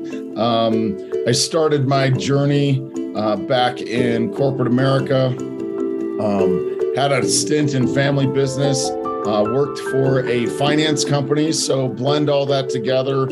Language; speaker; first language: English; native; English